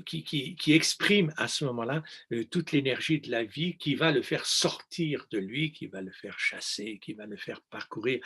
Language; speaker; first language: French; native; French